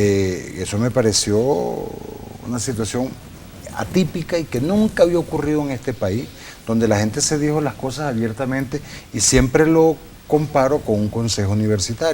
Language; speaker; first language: Spanish; native; Spanish